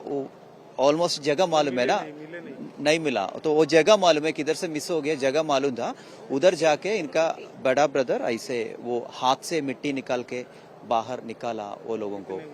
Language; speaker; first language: Hindi; non-native, local second language; Malayalam